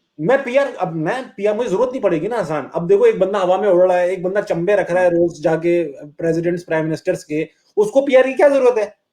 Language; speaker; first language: Hindi; native; Hindi